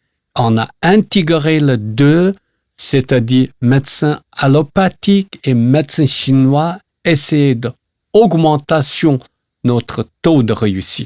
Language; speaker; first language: French; non-native, learner; Chinese